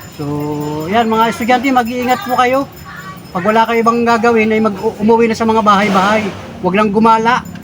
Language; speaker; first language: Filipino; native; Filipino